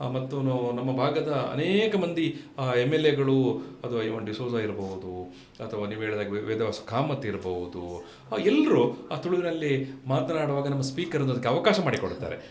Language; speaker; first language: Kannada; non-native, local second language; Tulu